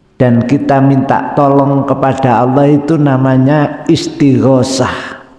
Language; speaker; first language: Indonesian; native; Indonesian